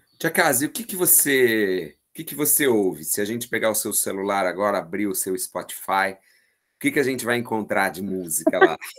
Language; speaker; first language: Portuguese; native; Portuguese